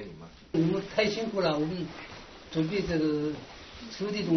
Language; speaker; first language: Chinese; non-native, local second language; Korean